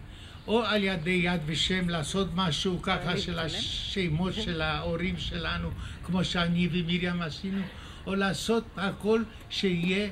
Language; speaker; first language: Hebrew; non-native, fluent; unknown